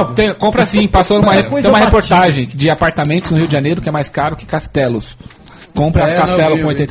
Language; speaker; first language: Portuguese; native; Portuguese